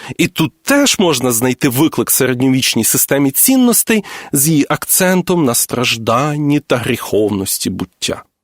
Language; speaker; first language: Ukrainian; native; Ukrainian